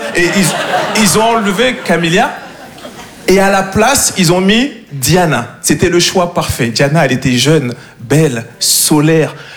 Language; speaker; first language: French; native; French